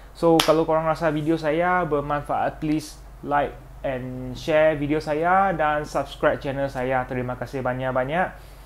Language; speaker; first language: Malay; non-native, local second language; Chinese